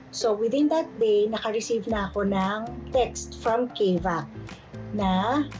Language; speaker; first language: Filipino; native; Filipino